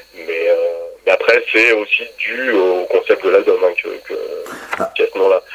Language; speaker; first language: French; native; French